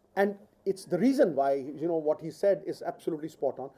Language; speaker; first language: English; non-native, local second language; Punjabi